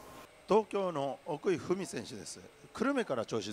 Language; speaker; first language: Japanese; native; Japanese